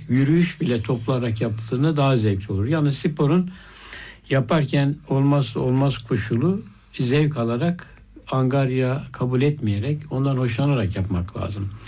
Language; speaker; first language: Turkish; native; Turkish